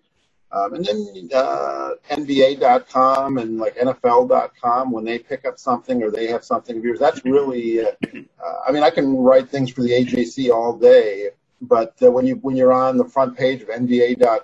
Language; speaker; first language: English; native; English